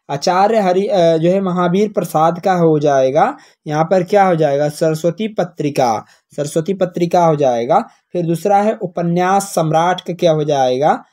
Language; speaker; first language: Hindi; native; Hindi